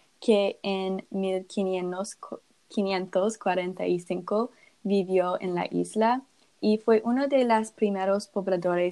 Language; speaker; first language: Spanish; non-native, learner; English